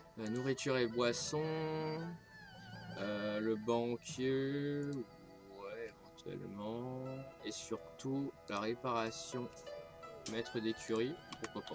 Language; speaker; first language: French; native; French